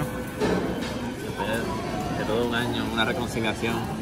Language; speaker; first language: Spanish; early bilingual, heritage; Spanish